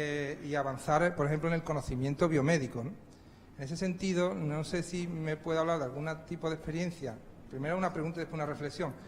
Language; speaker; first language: Spanish; native; Spanish